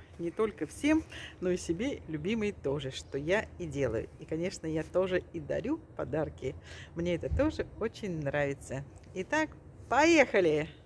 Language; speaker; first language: Russian; native; Russian